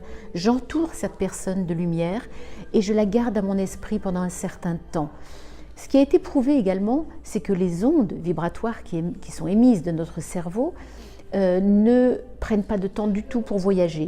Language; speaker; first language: French; native; French